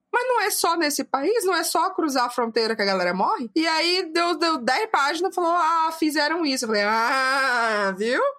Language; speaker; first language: Portuguese; native; Portuguese